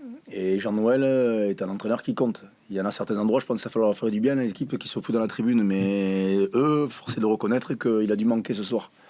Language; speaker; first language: French; native; French